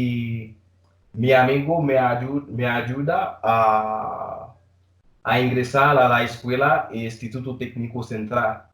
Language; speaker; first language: Spanish; non-native, learner; Haitian Creole